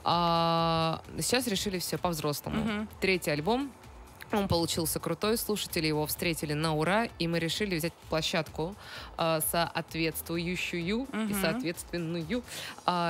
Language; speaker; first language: Russian; native; Russian